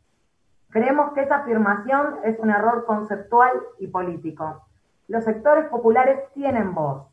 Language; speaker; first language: Spanish; native; Spanish